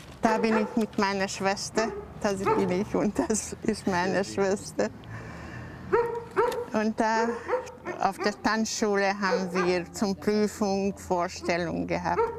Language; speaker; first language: German; non-native, fluent; Hungarian